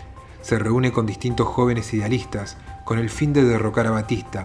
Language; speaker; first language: Spanish; native; Spanish